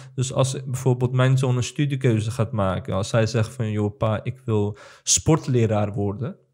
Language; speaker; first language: Dutch; early bilingual, other home language; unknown